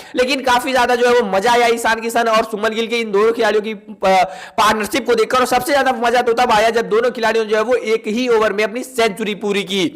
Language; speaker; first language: Hindi; native; Hindi